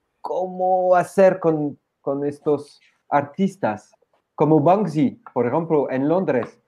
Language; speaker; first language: Spanish; non-native, fluent; French